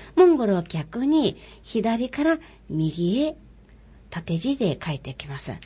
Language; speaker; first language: Japanese; non-native, fluent; Mongolian